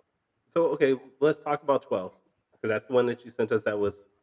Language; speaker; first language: English; native; English